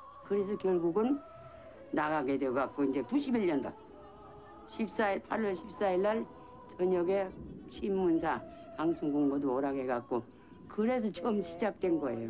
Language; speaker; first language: Korean; native; Korean